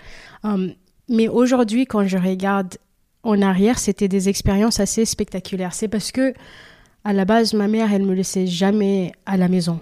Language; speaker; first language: French; non-native, fluent; Kabuverdianu